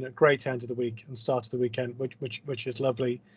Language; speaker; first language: English; native; English